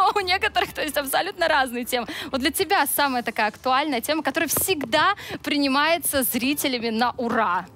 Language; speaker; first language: Russian; native; Russian